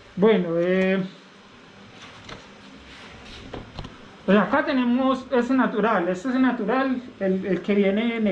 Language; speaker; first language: Spanish; native; Spanish